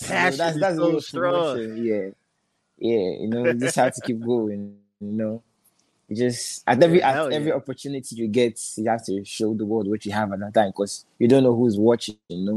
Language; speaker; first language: English; non-native, local second language; Igbo